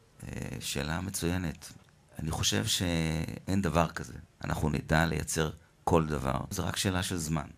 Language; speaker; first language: Hebrew; native; Hebrew